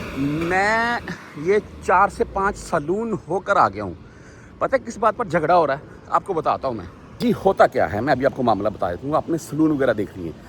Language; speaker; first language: Urdu; non-native, local second language; Punjabi